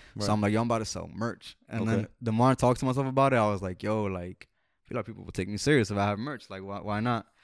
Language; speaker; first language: English; native; English